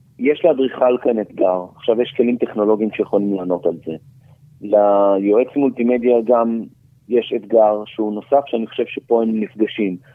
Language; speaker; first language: Hebrew; native; Hebrew